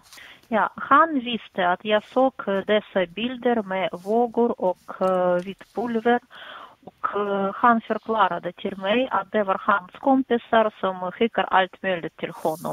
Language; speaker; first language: Swedish; non-native, fluent; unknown